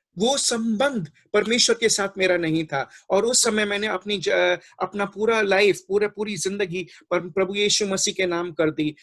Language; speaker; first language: Hindi; non-native, local second language; Marathi